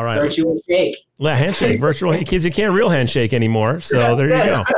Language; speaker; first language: English; native; English